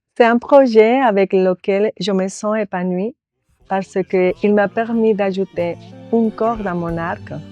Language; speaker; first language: French; non-native, fluent; Spanish